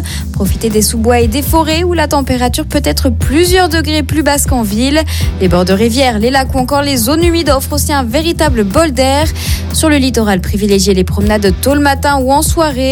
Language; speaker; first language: French; native; French